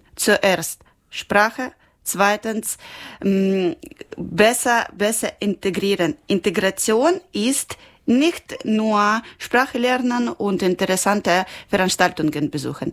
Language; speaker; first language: German; non-native, learner; Ukrainian